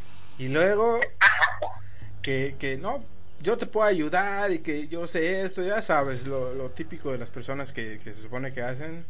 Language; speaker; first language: Spanish; native; Spanish